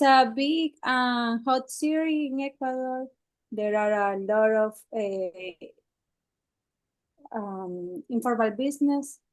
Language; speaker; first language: English; non-native, learner; Spanish